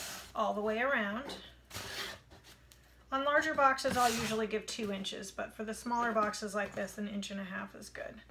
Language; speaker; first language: English; native; English